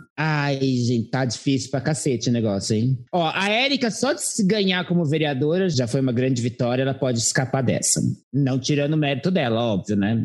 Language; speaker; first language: Portuguese; native; Portuguese